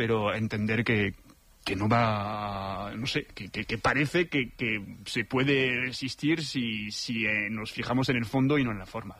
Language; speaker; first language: Spanish; non-native, fluent; French